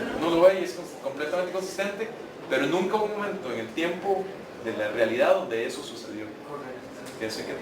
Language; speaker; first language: Spanish; native; Spanish